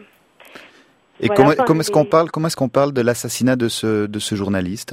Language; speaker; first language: French; native; French